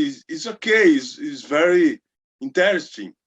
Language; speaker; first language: English; non-native, learner; Portuguese